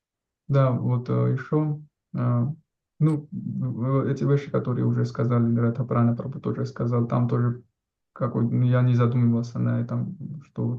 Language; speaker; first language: Russian; non-native, fluent; Georgian